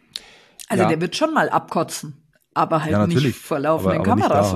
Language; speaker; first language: German; native; German